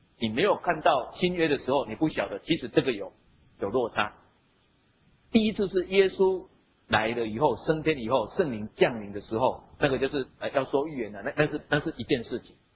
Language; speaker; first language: Chinese; native; Chinese